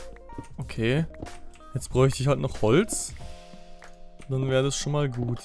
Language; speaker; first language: German; native; German